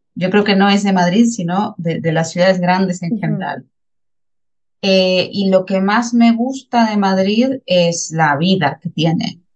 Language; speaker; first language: Spanish; native; Spanish